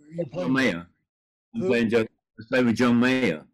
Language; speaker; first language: English; native; English